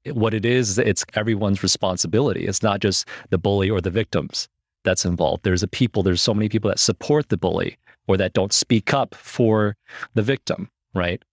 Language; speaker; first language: English; early bilingual, other home language; Chinese